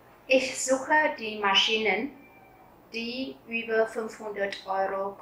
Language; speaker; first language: German; non-native, fluent; Vietnamese